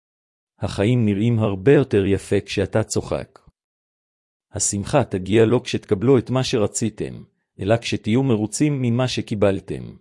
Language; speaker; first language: Hebrew; native; Hebrew